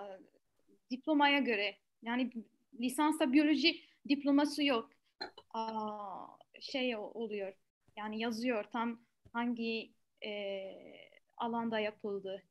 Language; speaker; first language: Turkish; non-native, fluent; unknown